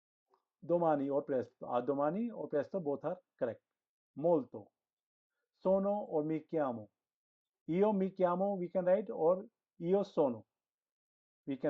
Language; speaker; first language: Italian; non-native, fluent; Hindi